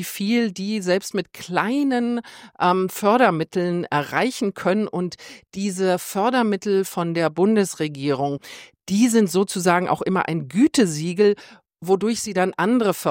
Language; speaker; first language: German; native; German